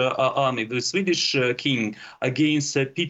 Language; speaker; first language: English; non-native, fluent; Russian